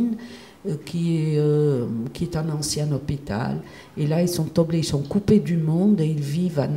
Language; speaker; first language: French; non-native, local second language; Arabic